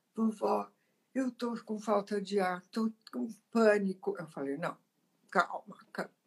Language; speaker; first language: Portuguese; early bilingual, other home language; Italian